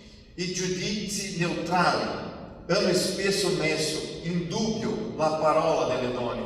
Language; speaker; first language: Italian; non-native, fluent; Portuguese